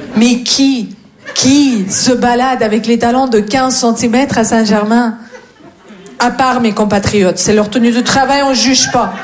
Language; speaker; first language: French; non-native, fluent; Russian